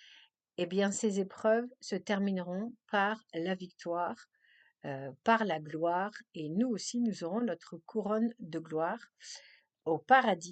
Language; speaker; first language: French; native; French